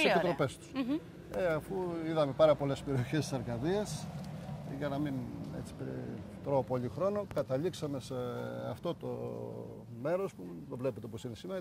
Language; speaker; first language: Greek; native; Greek